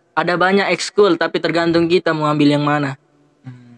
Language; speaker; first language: Indonesian; non-native, local second language; Sasak